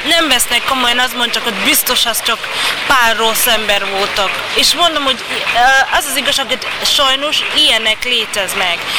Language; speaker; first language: Hungarian; non-native, learner; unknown